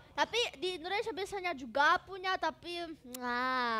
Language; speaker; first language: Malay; non-native, learner; German